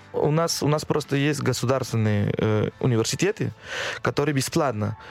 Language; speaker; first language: Russian; non-native, fluent; Spanish